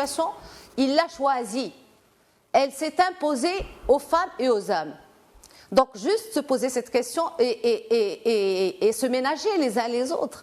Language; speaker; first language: French; non-native, local second language; Arabic